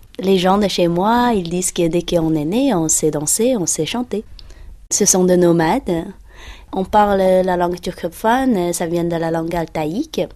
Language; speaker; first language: French; non-native, fluent; Uyghur